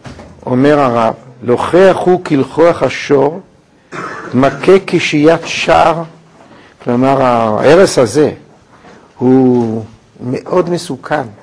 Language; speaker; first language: Hebrew; native; Hebrew